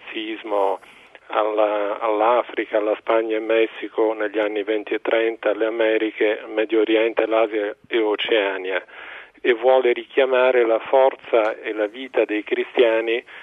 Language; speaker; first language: Italian; native; Italian